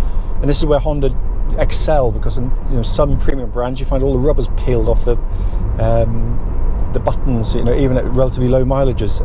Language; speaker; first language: English; native; English